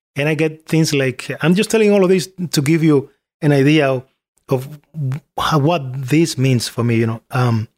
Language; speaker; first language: English; non-native, fluent; Spanish